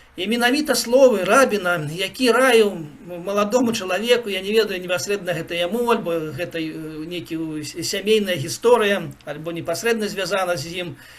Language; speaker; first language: Belarusian; non-native, local second language; Russian